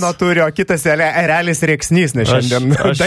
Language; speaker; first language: Lithuanian; native; Lithuanian